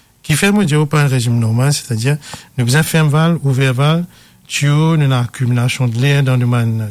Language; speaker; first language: French; non-native, local second language; Morisyen